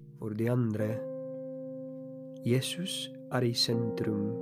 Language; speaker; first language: Norwegian; non-native, fluent; Polish